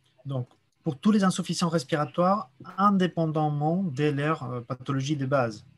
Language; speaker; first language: French; native; French